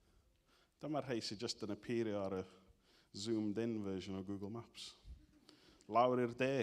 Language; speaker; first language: Welsh; native; Welsh